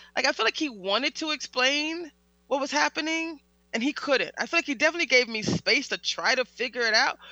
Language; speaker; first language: English; native; English